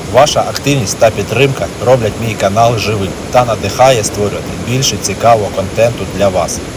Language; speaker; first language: Ukrainian; native; Ukrainian